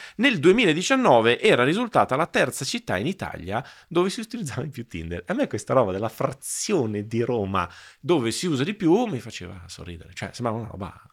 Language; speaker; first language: Italian; native; Italian